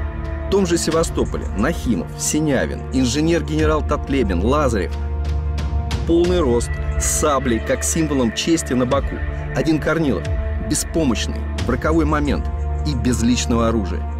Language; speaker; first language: Russian; native; Russian